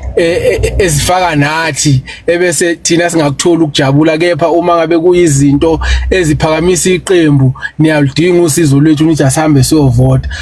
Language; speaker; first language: Zulu; native; Zulu